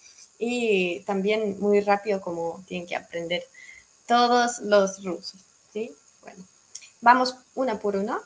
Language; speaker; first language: Spanish; non-native, fluent; Russian